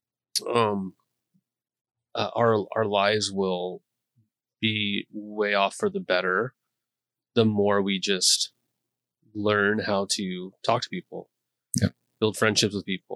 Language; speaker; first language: English; native; English